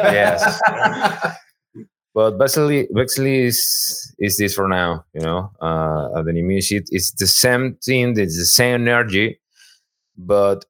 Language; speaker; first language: English; non-native, learner; Spanish